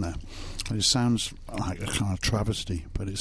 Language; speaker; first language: English; native; English